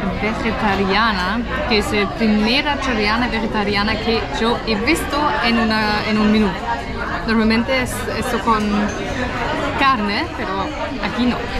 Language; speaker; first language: Spanish; non-native, learner; German